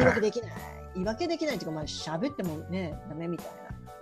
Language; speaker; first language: Japanese; native; Japanese